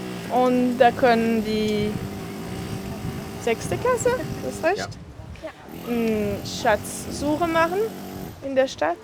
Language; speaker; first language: German; non-native, local second language; French